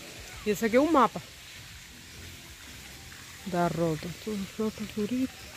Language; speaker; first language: Portuguese; non-native, fluent; Spanish